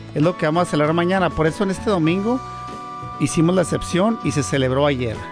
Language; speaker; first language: Spanish; native; Spanish